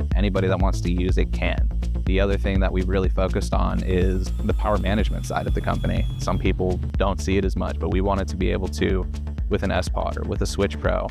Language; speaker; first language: English; native; English